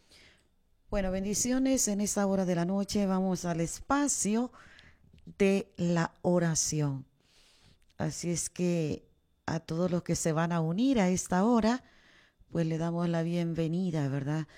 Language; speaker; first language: Spanish; native; Spanish